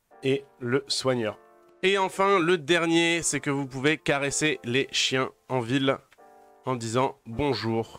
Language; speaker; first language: French; native; French